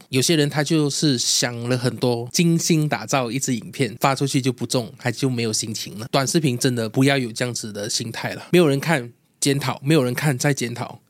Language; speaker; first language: Chinese; native; Chinese